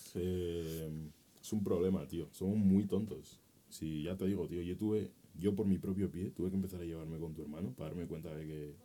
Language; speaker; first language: Spanish; native; Spanish